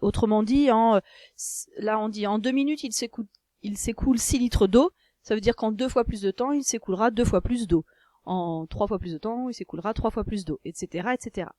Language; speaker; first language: French; native; French